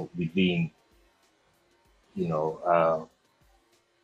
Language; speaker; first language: English; non-native, local second language; Ganda